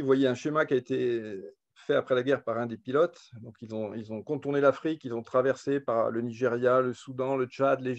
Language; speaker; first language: French; native; French